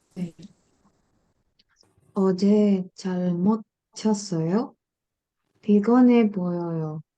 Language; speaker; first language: Korean; non-native, learner; Indonesian